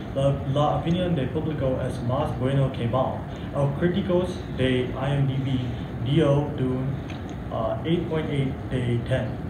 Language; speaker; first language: Spanish; non-native, learner; English